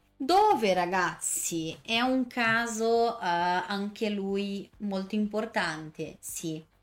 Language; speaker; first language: Italian; non-native, fluent; Portuguese